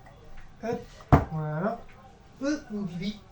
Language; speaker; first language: French; native; French